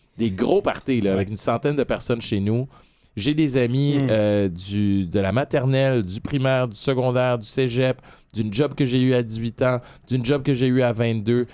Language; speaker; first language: French; native; French